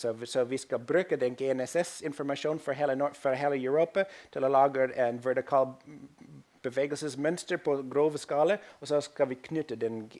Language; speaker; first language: Norwegian; non-native, fluent; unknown